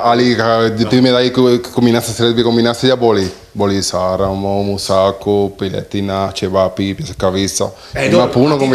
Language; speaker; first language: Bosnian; non-native, learner; Spanish